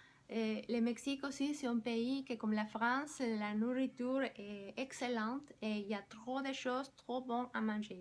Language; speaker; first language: French; non-native, fluent; Spanish